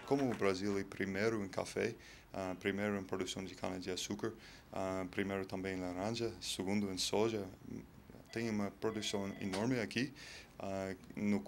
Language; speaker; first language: Portuguese; non-native, fluent; English